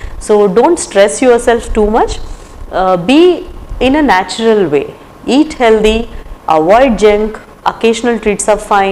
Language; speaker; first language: English; non-native, local second language; Telugu